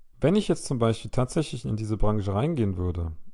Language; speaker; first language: German; native; German